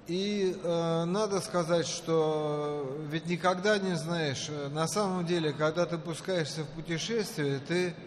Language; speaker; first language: Russian; native; Russian